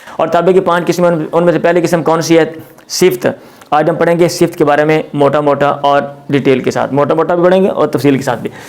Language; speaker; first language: Urdu; non-native, local second language; Punjabi